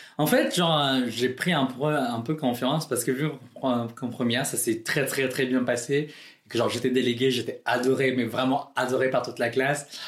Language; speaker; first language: French; non-native, fluent; Filipino